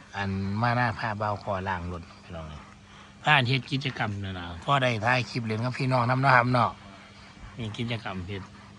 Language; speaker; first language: Thai; native; Thai